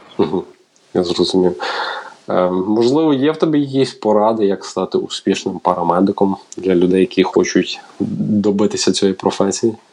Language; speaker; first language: Ukrainian; native; Ukrainian